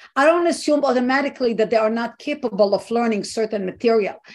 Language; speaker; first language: English; non-native, fluent; Hebrew